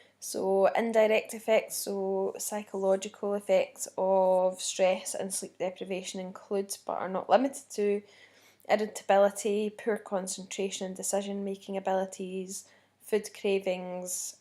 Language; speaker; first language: English; native; English